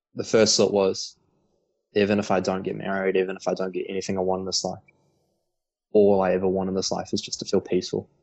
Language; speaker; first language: English; native; English